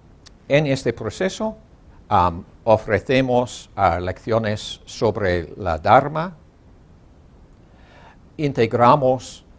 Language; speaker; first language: Spanish; non-native, learner; English